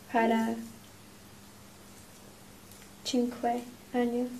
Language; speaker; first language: Spanish; non-native, learner; English